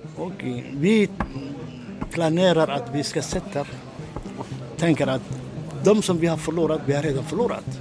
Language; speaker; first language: Swedish; non-native, learner; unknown